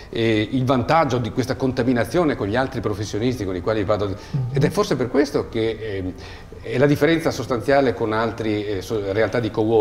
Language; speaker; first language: Italian; native; Italian